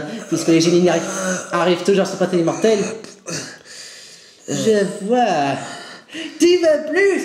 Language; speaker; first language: French; native; French